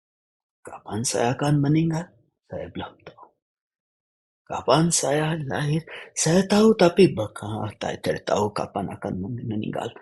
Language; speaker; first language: Indonesian; non-native, fluent; Hindi